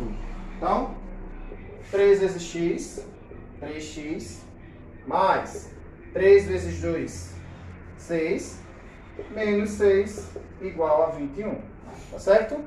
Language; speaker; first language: Portuguese; native; Portuguese